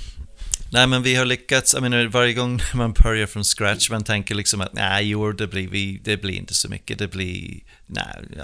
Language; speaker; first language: Swedish; non-native, fluent; English